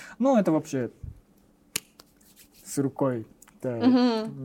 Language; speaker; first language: Russian; non-native, learner; Japanese